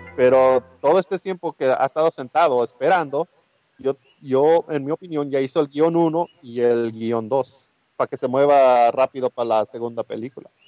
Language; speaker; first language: Spanish; early bilingual, heritage; Spanish